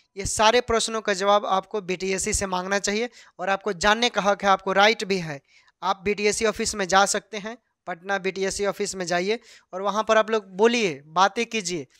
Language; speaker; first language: Hindi; native; Hindi